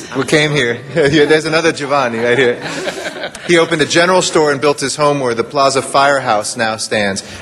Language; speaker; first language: English; early bilingual, other home language; Italian